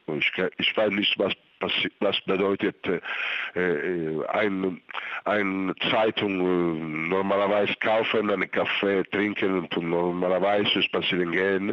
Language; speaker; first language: German; non-native, fluent; Italian